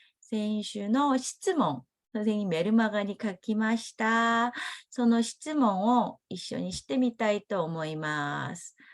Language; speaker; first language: Japanese; non-native, fluent; Korean